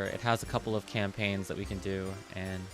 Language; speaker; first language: English; native; English